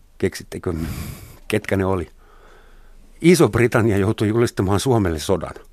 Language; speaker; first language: Finnish; non-native, fluent; German